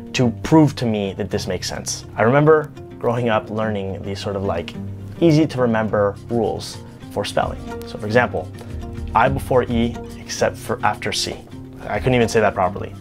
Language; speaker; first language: English; native; English